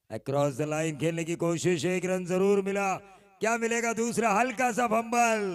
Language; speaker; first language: Hindi; non-native, local second language; Marathi